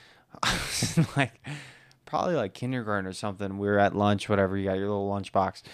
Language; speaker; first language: English; early bilingual, other home language; Filipino